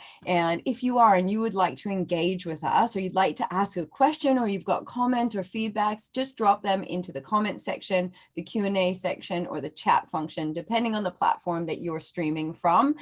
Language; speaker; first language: English; native; English